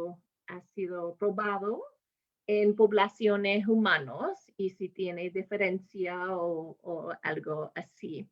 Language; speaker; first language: Spanish; non-native, fluent; English